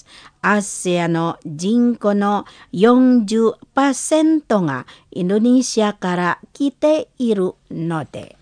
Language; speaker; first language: Japanese; non-native, fluent; Indonesian